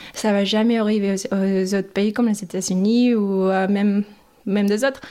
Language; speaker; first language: French; non-native, fluent; English